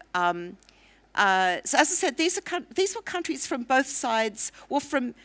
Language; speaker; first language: English; native; English